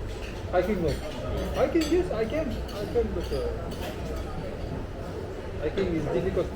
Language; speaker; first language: English; non-native, learner; French